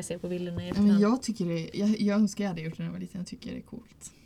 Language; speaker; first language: Swedish; native; Swedish